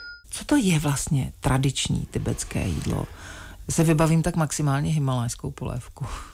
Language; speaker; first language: Czech; native; Czech